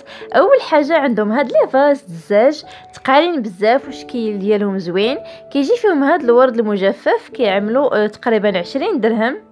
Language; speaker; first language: Arabic; native; Arabic